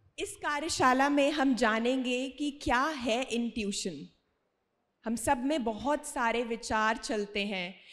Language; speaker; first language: Hindi; native; Hindi